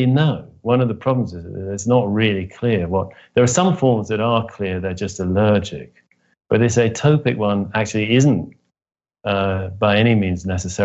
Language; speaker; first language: English; native; English